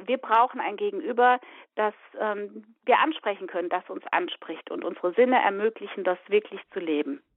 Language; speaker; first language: German; native; German